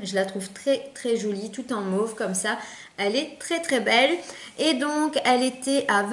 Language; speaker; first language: French; native; French